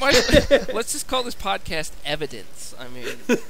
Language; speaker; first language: English; native; English